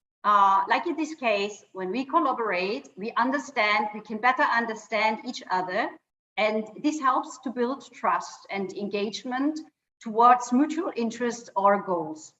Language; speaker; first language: English; non-native, fluent; German